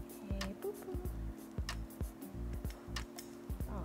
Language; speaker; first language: French; non-native, learner; English